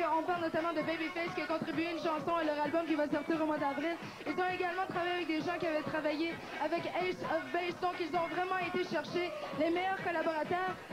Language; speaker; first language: French; native; French